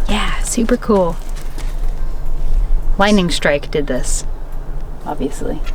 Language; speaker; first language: English; native; English